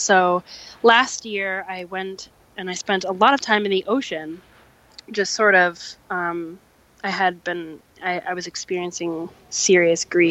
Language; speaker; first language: English; native; English